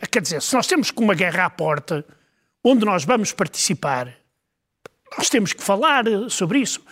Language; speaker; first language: Portuguese; native; Portuguese